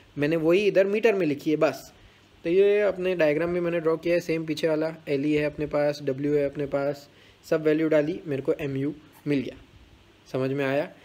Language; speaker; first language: Hindi; non-native, local second language; Gujarati